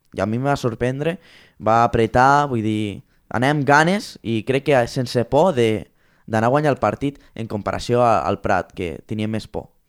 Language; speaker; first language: Catalan; native; Catalan